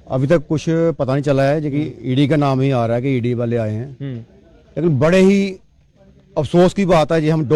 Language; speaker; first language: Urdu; non-native, local second language; Dogri